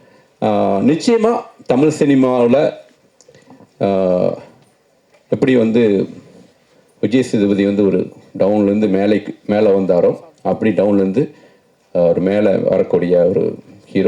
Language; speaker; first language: Tamil; native; Tamil